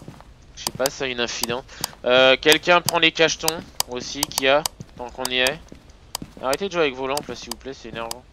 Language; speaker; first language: French; native; French